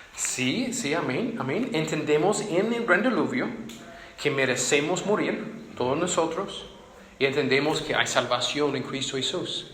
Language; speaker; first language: Spanish; non-native, fluent; English